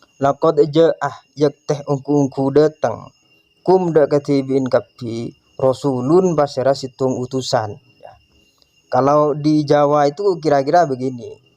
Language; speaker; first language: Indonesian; non-native, local second language; Madurese